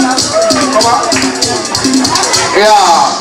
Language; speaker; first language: German; non-native, fluent; French